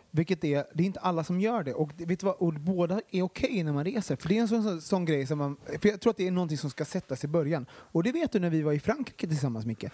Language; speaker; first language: Swedish; native; Swedish